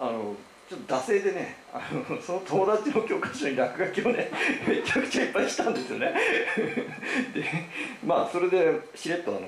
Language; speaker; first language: Japanese; native; Japanese